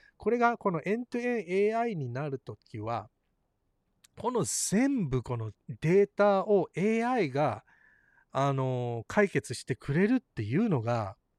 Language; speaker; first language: Japanese; early bilingual, heritage; Japanese